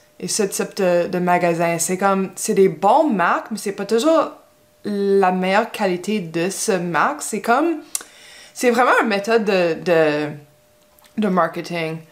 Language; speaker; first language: French; non-native, local second language; English